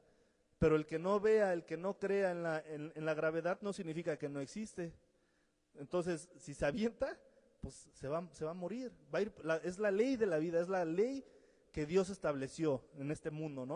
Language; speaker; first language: Spanish; native; Spanish